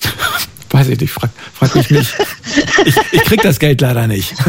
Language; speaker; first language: German; native; German